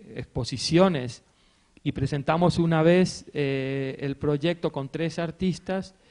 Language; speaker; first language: Spanish; native; Spanish